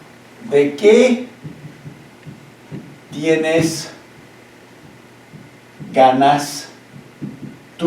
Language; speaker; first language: Spanish; non-native, fluent; English